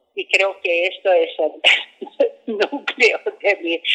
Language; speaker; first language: Spanish; non-native, fluent; Swedish